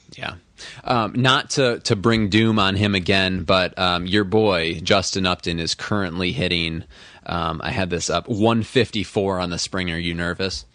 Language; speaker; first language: English; early bilingual, other home language; Filipino